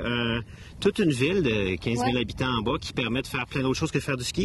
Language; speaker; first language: French; native; French